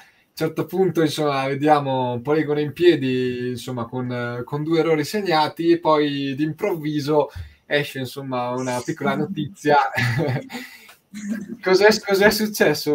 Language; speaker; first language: Italian; native; Italian